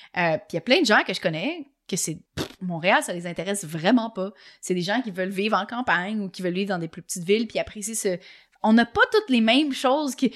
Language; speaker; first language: French; native; French